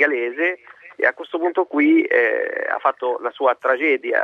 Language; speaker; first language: Italian; non-native, fluent; Arabic